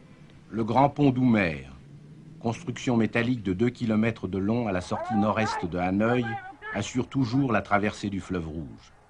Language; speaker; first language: French; native; French